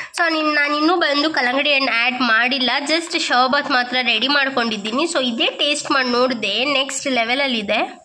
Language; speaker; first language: Kannada; non-native, local second language; Urdu